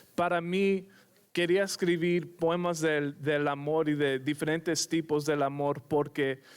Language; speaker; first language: Spanish; early bilingual, heritage; Spanish